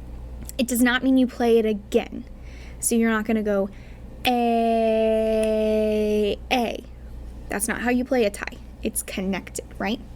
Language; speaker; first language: English; native; English